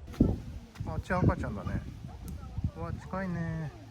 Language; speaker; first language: Japanese; native; Japanese